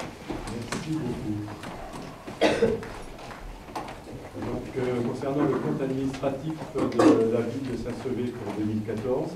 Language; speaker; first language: French; native; French